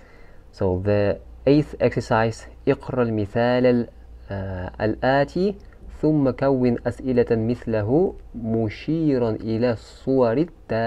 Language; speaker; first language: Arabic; non-native, fluent; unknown